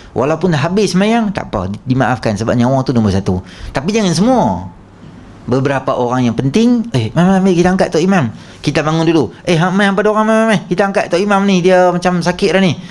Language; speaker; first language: Malay; native; Malay